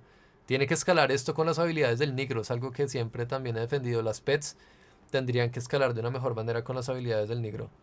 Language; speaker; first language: Spanish; native; Spanish